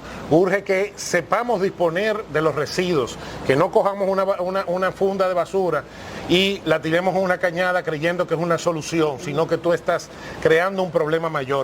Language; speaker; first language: Spanish; native; Spanish